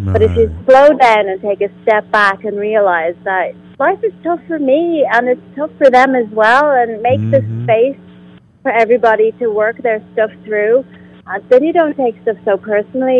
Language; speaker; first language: English; native; English